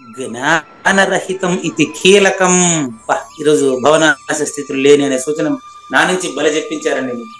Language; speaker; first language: Telugu; native; Telugu